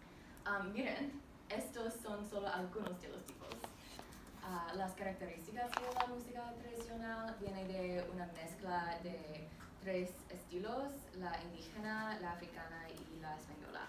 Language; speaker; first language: Spanish; non-native, learner; English